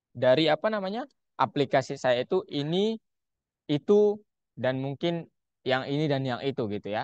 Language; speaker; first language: Indonesian; native; Indonesian